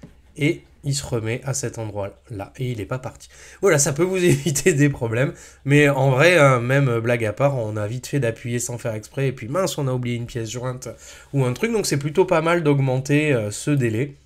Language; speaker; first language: French; native; French